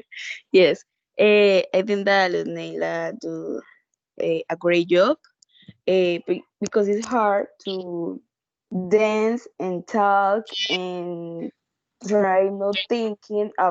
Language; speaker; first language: English; non-native, learner; Spanish